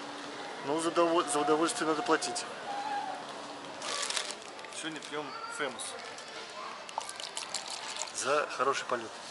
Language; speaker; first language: Russian; native; Russian